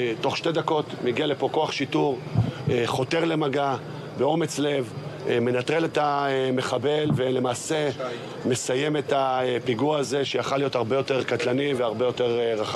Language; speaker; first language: Hebrew; native; Hebrew